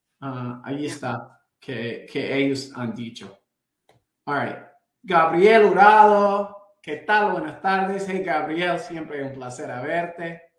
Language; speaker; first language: Spanish; non-native, fluent; English